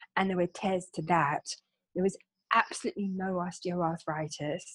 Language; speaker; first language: English; native; English